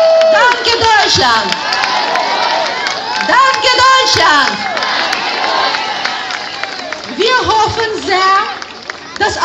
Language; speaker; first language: German; non-native, fluent; Ukrainian